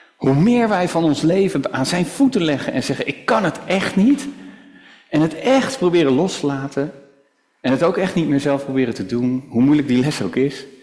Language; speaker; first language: Dutch; native; Dutch